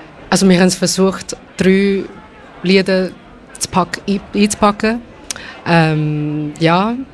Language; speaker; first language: German; non-native, learner; Chinese